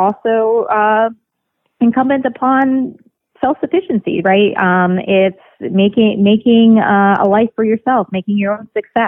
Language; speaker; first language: English; early bilingual, other home language; Russian